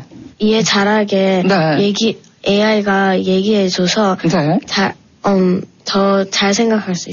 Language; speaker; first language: Korean; early bilingual, heritage; Korean